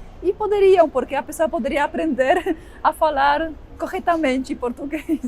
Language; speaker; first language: Portuguese; non-native, fluent; Polish